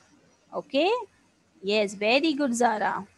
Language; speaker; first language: English; non-native, local second language; Hindi